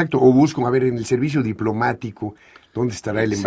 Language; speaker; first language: Spanish; native; Spanish